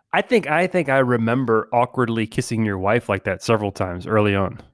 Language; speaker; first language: English; early bilingual, other home language; Spanish